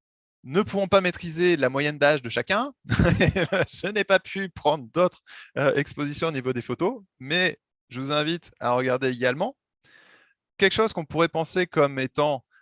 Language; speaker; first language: French; native; French